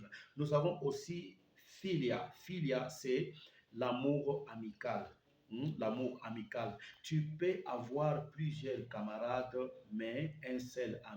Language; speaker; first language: French; non-native, local second language; Lingala